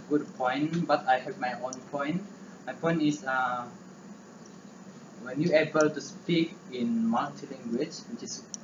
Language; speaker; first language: English; non-native, learner; Malay